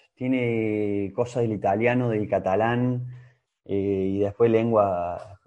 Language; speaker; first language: Spanish; native; Spanish